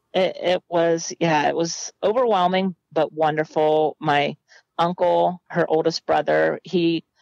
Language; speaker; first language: English; native; English